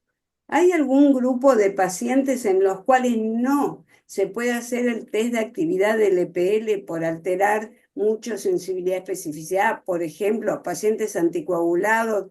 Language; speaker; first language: Spanish; native; Spanish